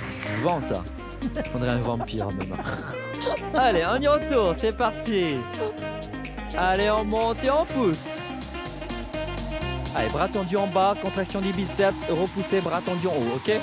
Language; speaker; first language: French; native; French